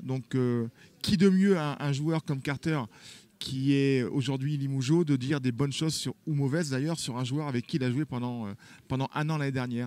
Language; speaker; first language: French; native; French